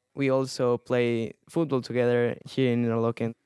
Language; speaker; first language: English; non-native, fluent; Spanish